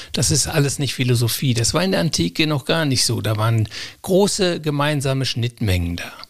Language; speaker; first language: German; native; German